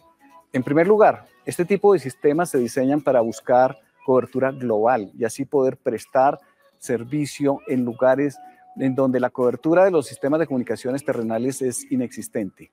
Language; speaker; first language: Spanish; native; Spanish